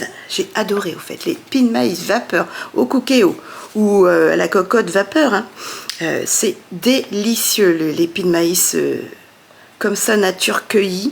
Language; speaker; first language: French; native; French